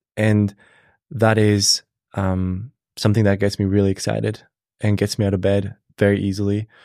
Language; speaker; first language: English; non-native, fluent; German